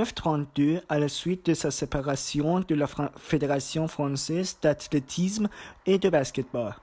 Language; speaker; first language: French; non-native, learner; German